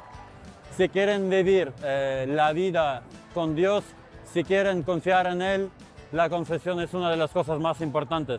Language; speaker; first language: Spanish; non-native, fluent; Ukrainian